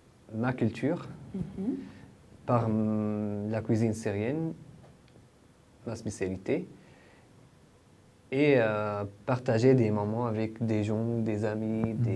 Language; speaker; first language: French; non-native, fluent; Arabic